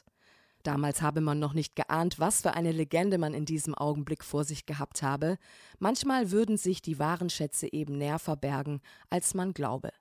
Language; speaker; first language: German; native; German